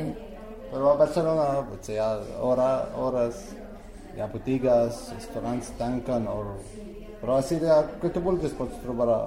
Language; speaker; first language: Catalan; non-native, learner; Arabic